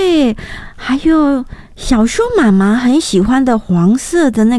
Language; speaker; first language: Chinese; native; Chinese